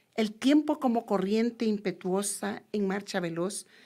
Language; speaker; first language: Spanish; native; Spanish